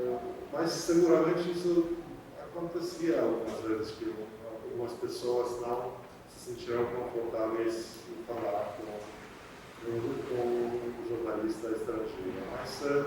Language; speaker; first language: Portuguese; non-native, fluent; Polish